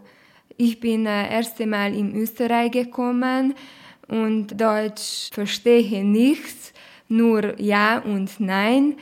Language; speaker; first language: German; non-native, learner; Romanian